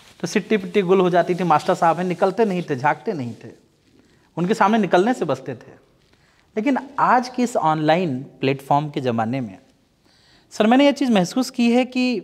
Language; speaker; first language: Hindi; native; Hindi